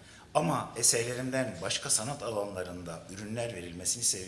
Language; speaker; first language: Turkish; native; Turkish